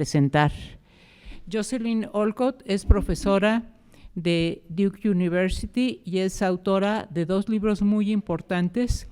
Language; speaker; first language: Spanish; native; Spanish